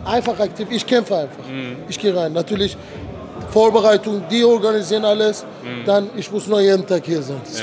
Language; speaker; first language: German; non-native, fluent; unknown